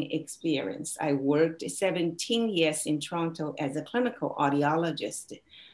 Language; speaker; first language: English; non-native, fluent; Chinese